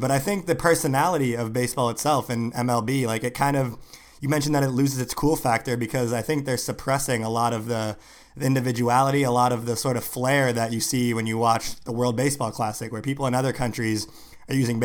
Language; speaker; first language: English; native; English